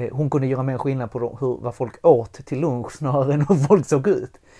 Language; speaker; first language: Swedish; early bilingual, other home language; Spanish